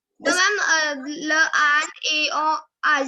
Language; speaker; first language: French; non-native, learner; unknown